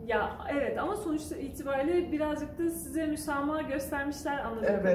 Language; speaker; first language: Turkish; native; Turkish